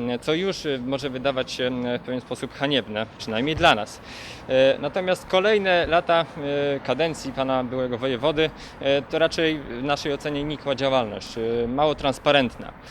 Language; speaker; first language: Polish; native; Polish